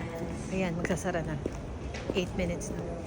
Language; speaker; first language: Filipino; native; Filipino